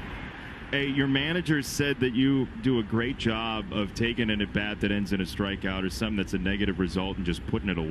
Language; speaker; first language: English; native; English